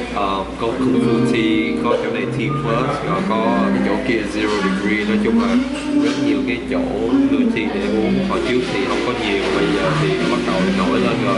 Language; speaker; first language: Vietnamese; early bilingual, other home language; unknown